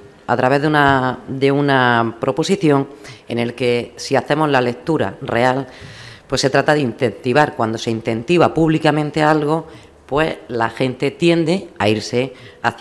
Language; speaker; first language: Spanish; native; Spanish